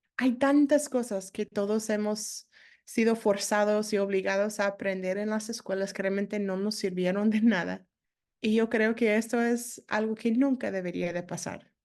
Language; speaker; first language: Spanish; non-native, fluent; English